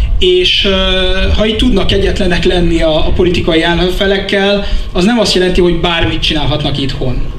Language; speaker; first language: Hungarian; early bilingual, heritage; French